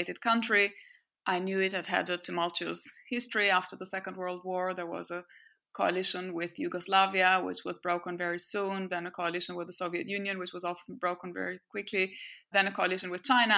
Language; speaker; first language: English; non-native, fluent; French